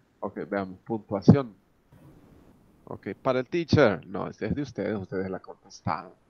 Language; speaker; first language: Spanish; native; Spanish